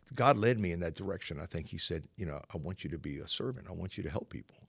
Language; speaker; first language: English; native; English